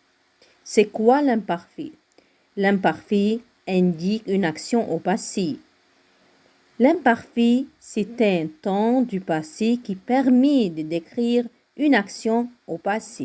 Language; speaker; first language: French; non-native, fluent; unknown